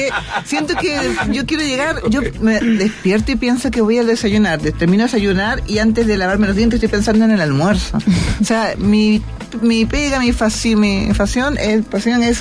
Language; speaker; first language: Spanish; native; Spanish